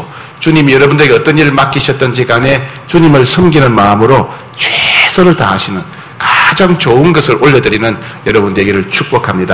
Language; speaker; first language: Korean; native; Korean